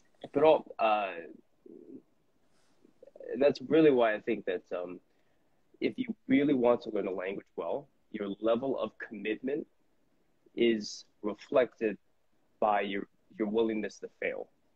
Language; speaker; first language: English; native; English